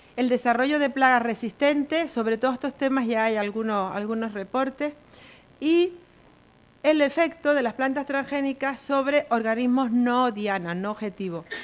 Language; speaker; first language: Spanish; native; Spanish